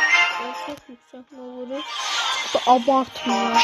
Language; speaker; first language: Turkish; non-native, learner; Azerbaijani